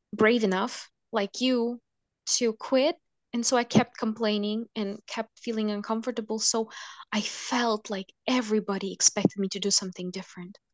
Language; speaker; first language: English; non-native, fluent; Russian